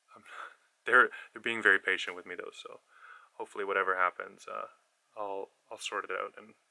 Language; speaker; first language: English; native; English